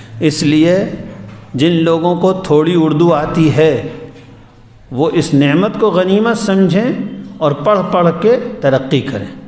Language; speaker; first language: Urdu; native; Urdu